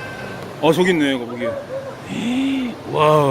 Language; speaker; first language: Korean; native; Korean